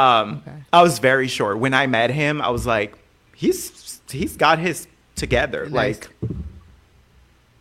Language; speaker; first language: English; non-native, fluent; Portuguese